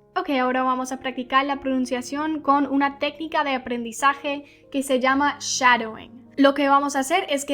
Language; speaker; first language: Spanish; non-native, fluent; English